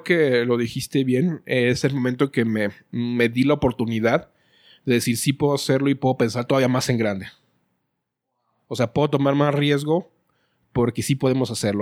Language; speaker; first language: Spanish; native; Spanish